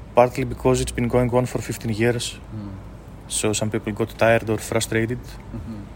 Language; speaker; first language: English; non-native, fluent; Greek